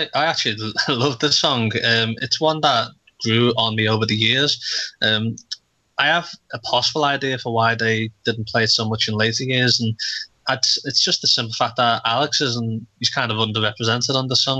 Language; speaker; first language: English; native; English